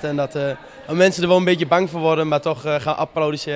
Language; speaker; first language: Dutch; native; Dutch